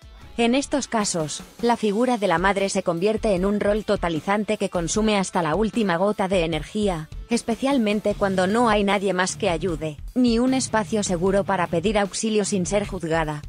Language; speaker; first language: Spanish; native; Spanish